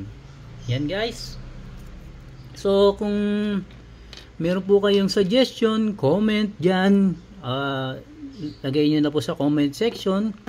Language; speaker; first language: Filipino; native; Filipino